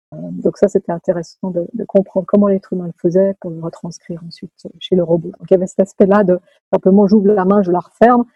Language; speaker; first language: French; native; French